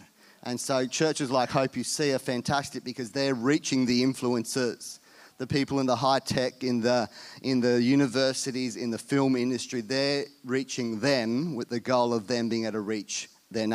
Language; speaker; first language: English; native; English